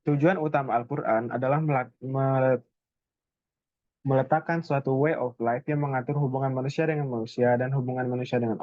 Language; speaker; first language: Indonesian; native; Indonesian